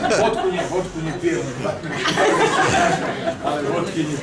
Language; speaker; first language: Polish; non-native, fluent; Serbian